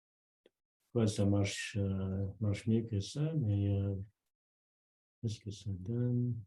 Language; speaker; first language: French; non-native, local second language; English